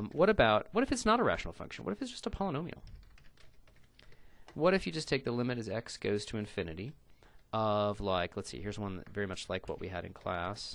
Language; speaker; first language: English; native; English